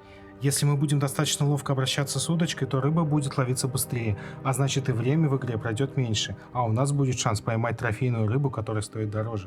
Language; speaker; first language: Russian; native; Russian